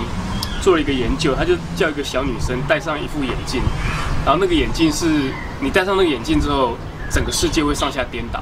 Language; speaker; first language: Chinese; native; Chinese